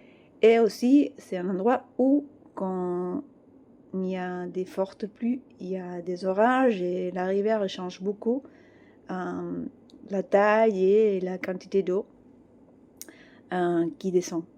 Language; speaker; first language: French; non-native, fluent; Catalan